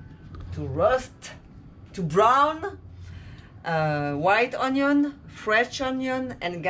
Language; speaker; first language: English; non-native, learner; French